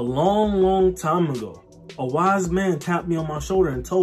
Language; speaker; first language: English; native; English